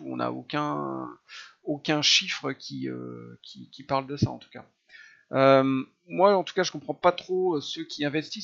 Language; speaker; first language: French; native; French